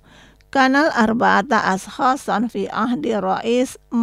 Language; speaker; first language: Arabic; non-native, fluent; Indonesian